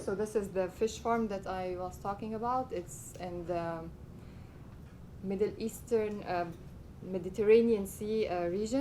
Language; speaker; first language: English; non-native, local second language; Arabic